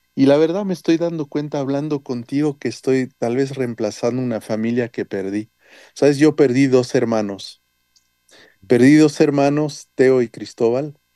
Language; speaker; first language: Spanish; early bilingual, heritage; French